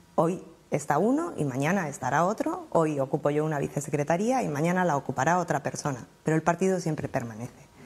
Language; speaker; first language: Spanish; native; Spanish